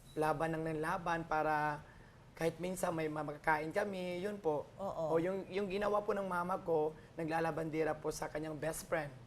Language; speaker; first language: Filipino; non-native, local second language; Waray